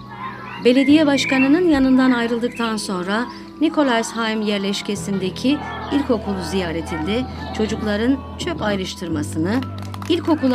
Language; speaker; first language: Turkish; native; Turkish